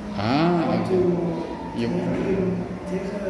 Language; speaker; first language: English; non-native, learner; Thai